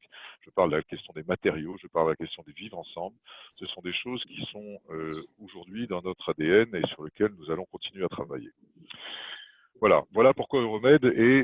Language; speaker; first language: French; native; French